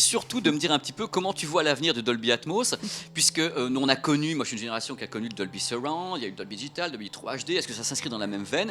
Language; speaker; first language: French; native; French